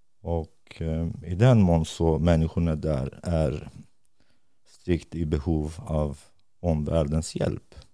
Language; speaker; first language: Swedish; non-native, fluent; Kurdish